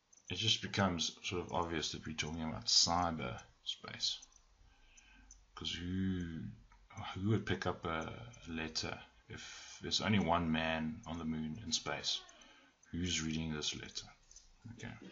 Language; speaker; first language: English; native; English